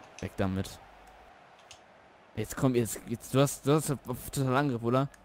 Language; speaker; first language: German; native; German